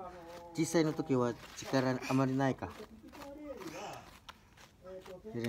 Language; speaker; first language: Japanese; non-native, learner; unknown